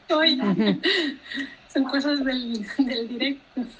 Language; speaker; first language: Spanish; native; Spanish